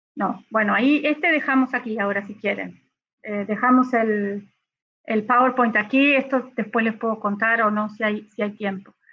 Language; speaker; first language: Spanish; native; Spanish